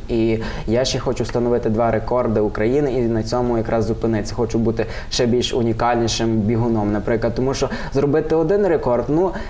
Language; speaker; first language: Ukrainian; native; Ukrainian